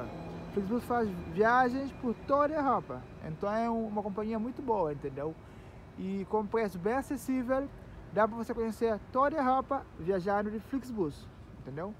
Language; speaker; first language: Portuguese; non-native, local second language; Kabuverdianu